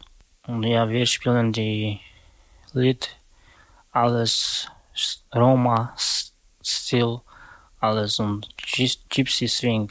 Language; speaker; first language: German; non-native, learner; Romany